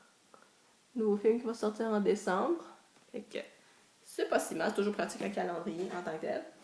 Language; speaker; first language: French; native; French